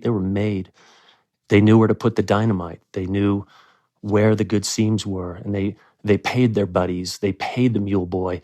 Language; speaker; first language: English; native; English